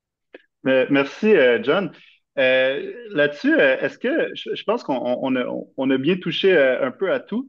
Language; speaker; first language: French; native; French